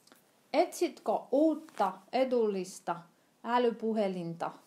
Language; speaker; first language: Finnish; non-native, fluent; Russian